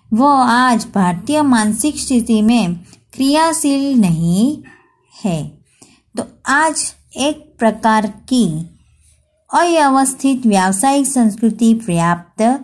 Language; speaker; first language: Hindi; non-native, local second language; Gujarati